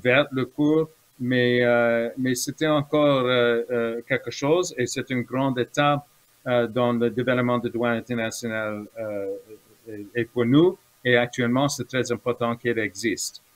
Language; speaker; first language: French; non-native, fluent; English